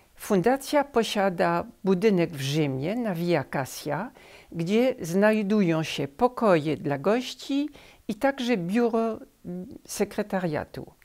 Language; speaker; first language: Polish; early bilingual, heritage; Polish